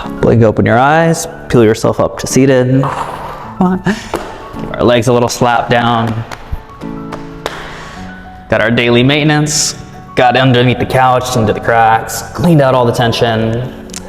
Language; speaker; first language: English; native; English